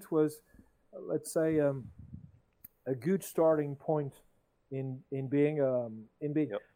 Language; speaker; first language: English; non-native, fluent; French